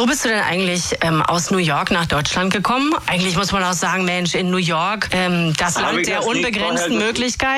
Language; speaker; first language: German; native; German